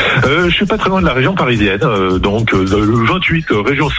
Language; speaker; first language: French; native; French